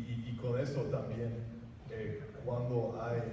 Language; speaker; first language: Spanish; non-native, fluent; English